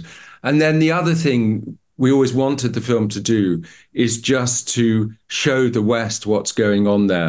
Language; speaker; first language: English; native; English